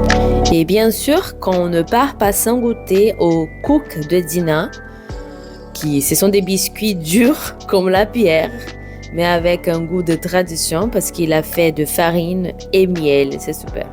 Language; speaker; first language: French; non-native, fluent; Portuguese